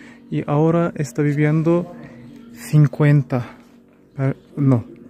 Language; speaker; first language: Spanish; non-native, learner; Turkish